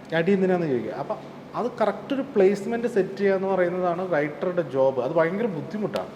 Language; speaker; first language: Malayalam; native; Malayalam